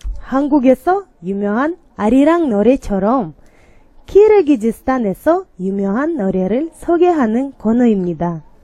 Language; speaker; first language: Korean; non-native, learner; Kyrgyz